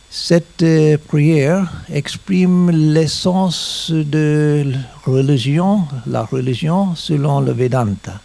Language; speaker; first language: French; non-native, learner; English